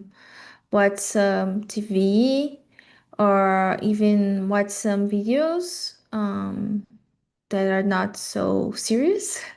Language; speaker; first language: English; non-native, learner; Portuguese